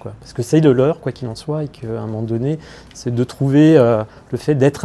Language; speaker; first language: French; native; French